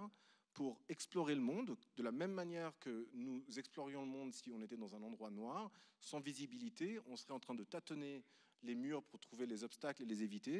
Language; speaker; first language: French; native; French